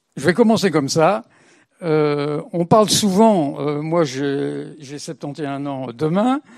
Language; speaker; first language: French; native; French